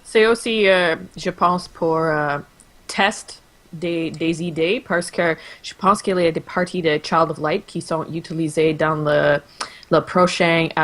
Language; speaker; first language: French; non-native, local second language; English